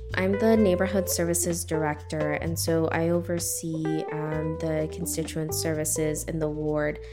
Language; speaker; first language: English; early bilingual, other home language; Spanish